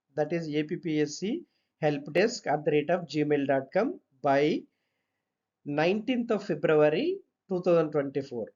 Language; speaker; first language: English; non-native, local second language; Telugu